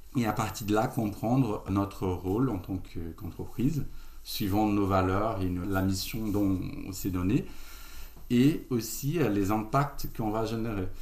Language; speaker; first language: French; non-native, fluent; Portuguese